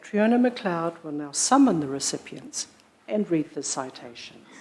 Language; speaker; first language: English; native; English